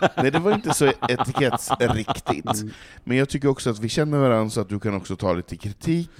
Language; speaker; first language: Swedish; native; Swedish